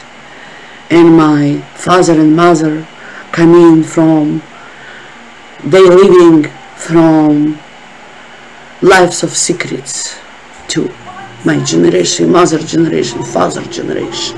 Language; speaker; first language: English; non-native, learner; Russian